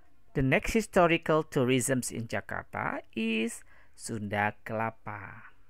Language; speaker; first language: English; non-native, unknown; Indonesian